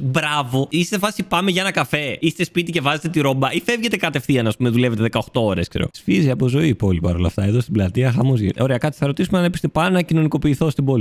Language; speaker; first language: Greek; native; Greek